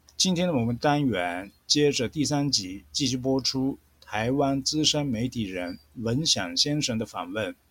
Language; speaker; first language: Chinese; non-native, fluent; Japanese